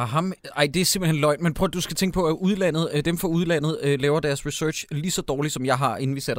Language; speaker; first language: Danish; native; Danish